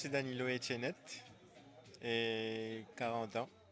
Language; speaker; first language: French; non-native, local second language; Morisyen